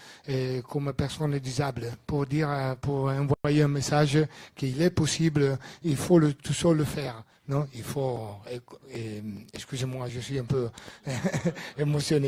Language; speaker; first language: French; non-native, learner; Italian